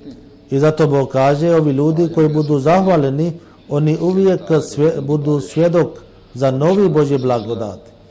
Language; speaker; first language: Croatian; non-native, fluent; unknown